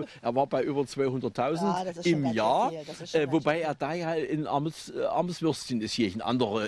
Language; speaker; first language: German; native; German